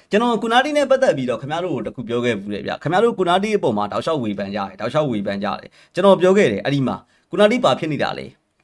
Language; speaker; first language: Burmese; native; Burmese